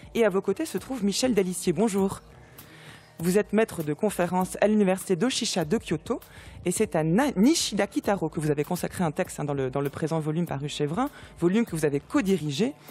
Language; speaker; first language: French; native; French